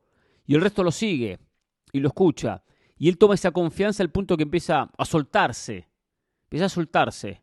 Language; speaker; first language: Spanish; native; Spanish